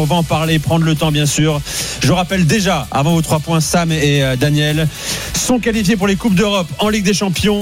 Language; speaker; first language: French; native; French